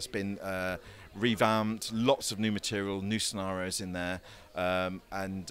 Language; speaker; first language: English; native; English